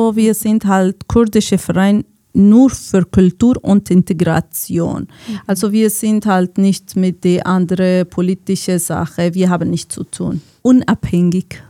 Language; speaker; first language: German; non-native, fluent; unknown